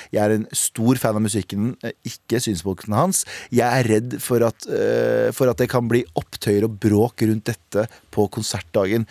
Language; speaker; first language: Norwegian; early bilingual, other home language; Kurdish